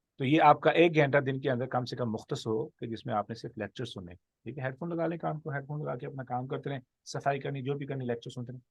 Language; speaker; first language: Urdu; non-native, local second language; Punjabi